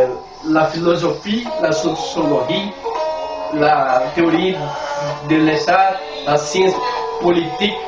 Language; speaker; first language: French; non-native, learner; Spanish